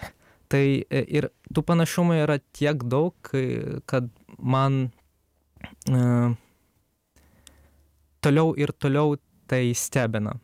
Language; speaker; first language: Lithuanian; non-native, fluent; Ukrainian